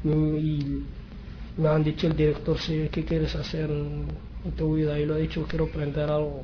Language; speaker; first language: Spanish; non-native, learner; Arabic